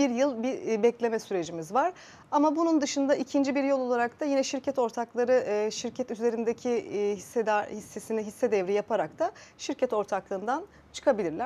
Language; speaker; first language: Turkish; native; Turkish